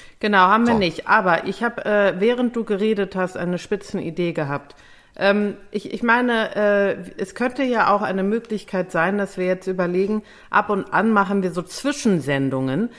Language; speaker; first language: German; native; German